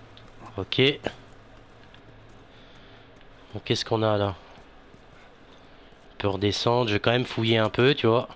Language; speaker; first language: French; native; French